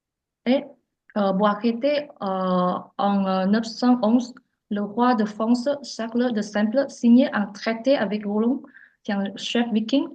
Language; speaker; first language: French; non-native, learner; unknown